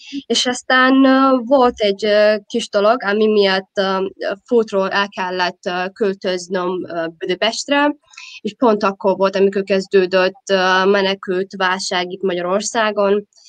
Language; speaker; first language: Hungarian; non-native, fluent; Somali